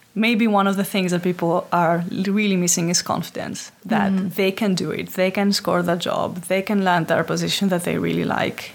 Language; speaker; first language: English; non-native, fluent; Greek